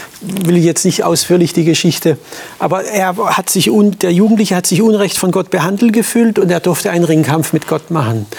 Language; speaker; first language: German; native; German